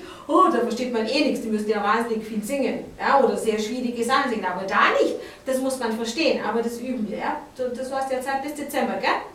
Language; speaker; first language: German; native; German